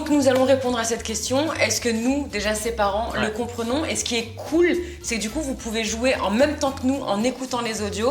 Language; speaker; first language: French; native; French